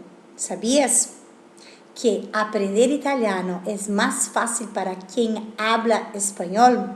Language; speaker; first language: Spanish; non-native, fluent; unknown